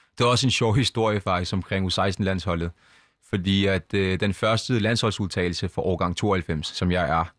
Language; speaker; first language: Danish; early bilingual, other home language; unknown